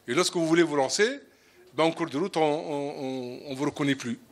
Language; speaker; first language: French; non-native, local second language; Arabic